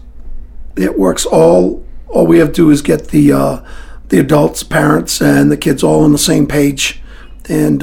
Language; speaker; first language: English; early bilingual, other home language; French